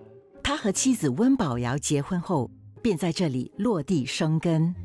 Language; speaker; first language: Chinese; native; Chinese